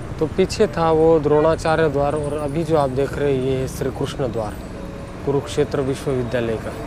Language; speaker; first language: Hindi; non-native, local second language; Marathi